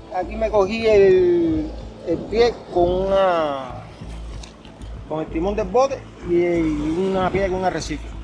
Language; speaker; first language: Spanish; native; Spanish